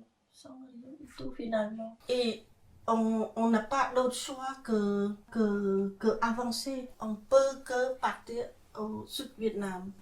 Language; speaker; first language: French; non-native, fluent; Khmer